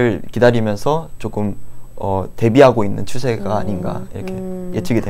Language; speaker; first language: Korean; native; Korean